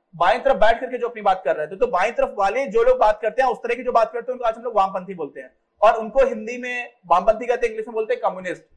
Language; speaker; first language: Hindi; native; Hindi